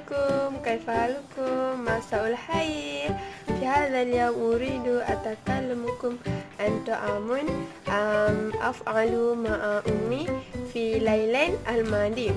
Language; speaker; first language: Arabic; non-native, learner; Malay